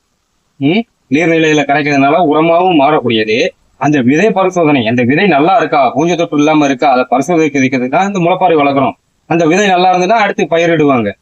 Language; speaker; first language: Tamil; native; Tamil